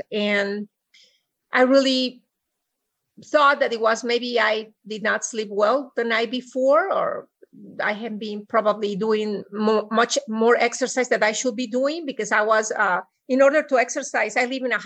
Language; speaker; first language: English; non-native, fluent; Spanish